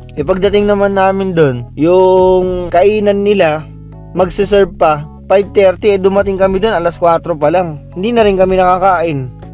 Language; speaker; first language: Filipino; native; Filipino